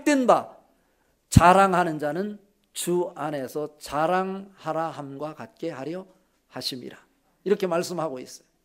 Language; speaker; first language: Korean; native; Korean